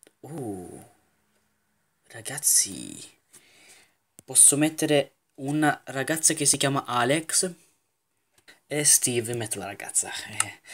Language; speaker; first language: Italian; native; Italian